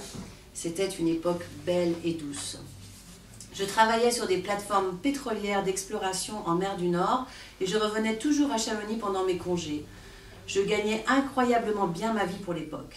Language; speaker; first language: French; native; French